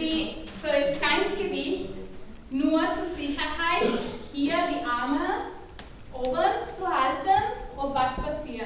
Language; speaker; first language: German; non-native, learner; Catalan